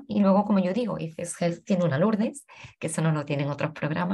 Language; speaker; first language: Spanish; native; Spanish